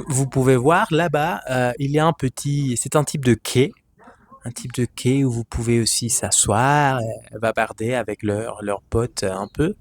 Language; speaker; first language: French; non-native, fluent; Spanish